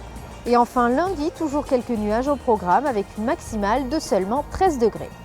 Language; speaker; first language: French; native; French